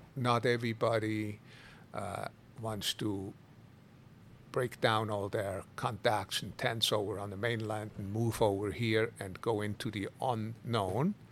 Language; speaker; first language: English; non-native, fluent; Swiss German